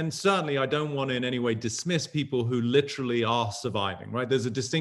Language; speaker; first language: English; native; English